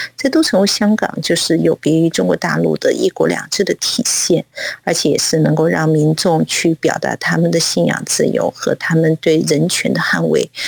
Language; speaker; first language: Chinese; non-native, local second language; Cantonese